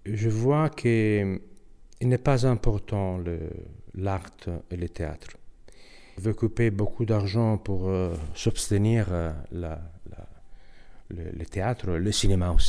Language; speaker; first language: French; non-native, learner; Italian